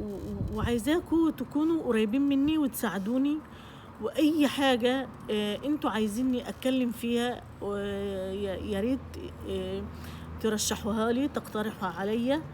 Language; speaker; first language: Arabic; native; Arabic